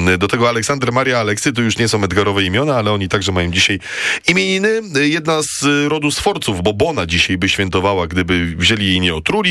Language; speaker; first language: Polish; native; Polish